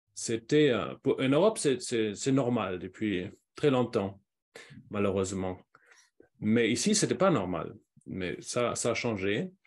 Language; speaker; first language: French; non-native, fluent; German